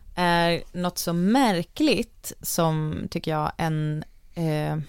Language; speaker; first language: Swedish; native; Swedish